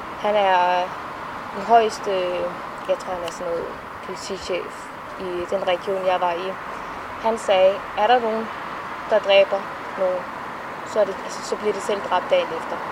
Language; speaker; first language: Danish; early bilingual, other home language; Somali